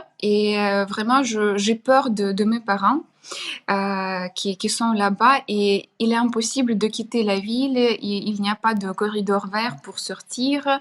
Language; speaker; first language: French; non-native, fluent; Ukrainian